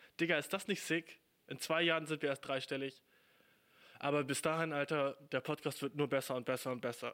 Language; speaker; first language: German; native; German